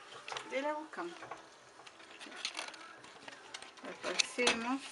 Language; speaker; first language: Spanish; native; Spanish